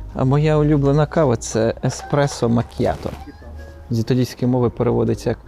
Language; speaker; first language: Ukrainian; native; Ukrainian